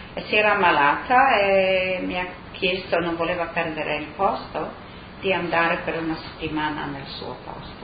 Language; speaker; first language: Italian; non-native, local second language; Friulian